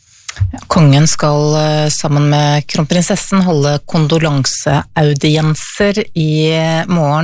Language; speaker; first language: Norwegian; native; Norwegian